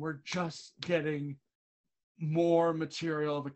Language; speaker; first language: English; native; English